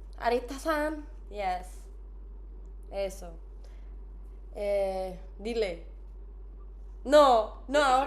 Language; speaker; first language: Spanish; non-native, learner; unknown